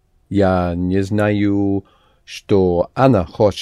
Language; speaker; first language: Russian; non-native, learner; English